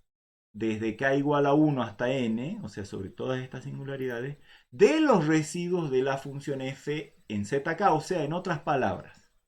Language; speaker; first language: Spanish; native; Spanish